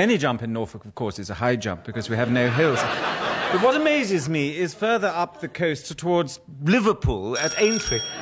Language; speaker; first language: English; native; English